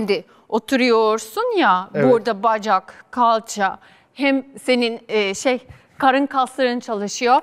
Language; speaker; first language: Turkish; non-native, fluent; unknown